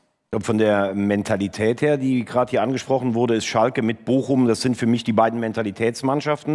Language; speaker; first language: German; native; German